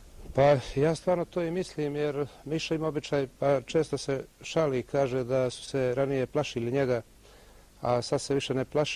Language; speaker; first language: Bosnian; native; Bosnian